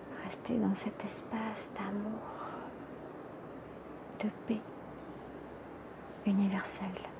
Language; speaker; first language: French; native; French